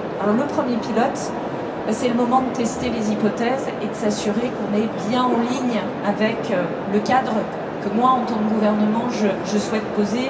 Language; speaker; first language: French; native; French